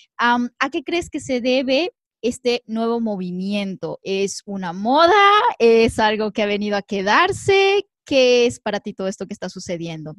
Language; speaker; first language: Spanish; native; Spanish